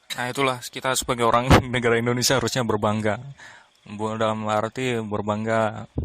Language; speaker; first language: Indonesian; native; Indonesian